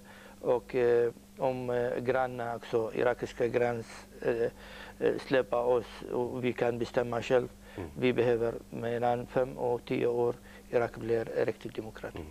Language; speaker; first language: Swedish; non-native, learner; Arabic